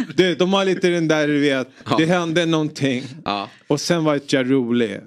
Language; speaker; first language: Swedish; early bilingual, other home language; Greek